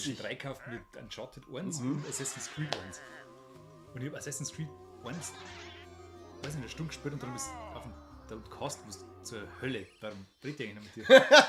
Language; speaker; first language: German; native; German